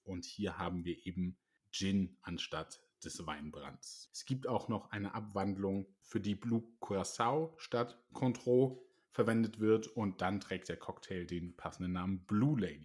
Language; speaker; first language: German; native; German